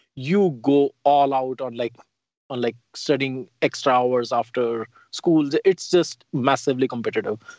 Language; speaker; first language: English; non-native, local second language; Hindi